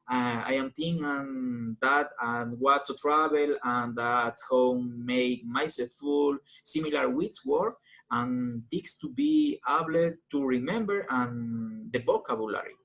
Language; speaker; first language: English; non-native, learner; Spanish